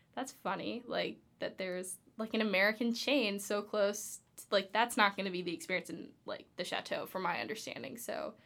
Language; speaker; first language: English; native; English